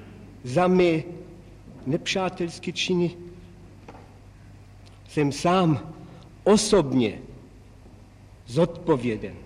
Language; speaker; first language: Czech; non-native, fluent; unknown